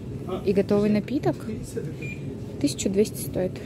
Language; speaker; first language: Russian; native; Russian